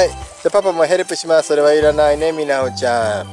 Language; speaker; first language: Japanese; native; Japanese